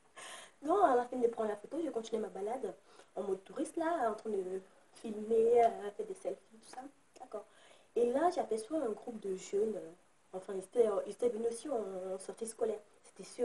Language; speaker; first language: French; native; French